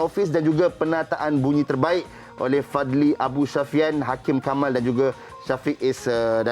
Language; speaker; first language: Malay; native; Malay